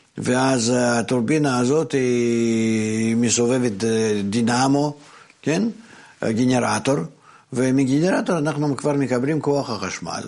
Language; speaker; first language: Hebrew; non-native, fluent; Russian